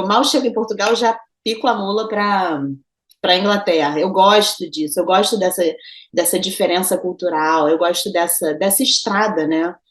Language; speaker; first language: Portuguese; native; Portuguese